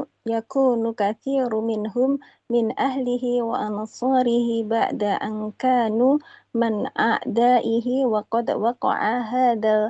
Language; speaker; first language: Arabic; non-native, learner; Indonesian